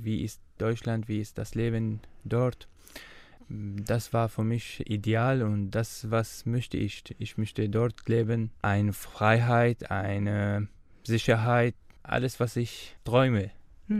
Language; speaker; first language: German; non-native, learner; Arabic